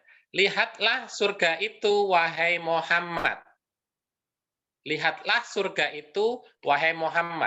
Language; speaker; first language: Indonesian; native; Indonesian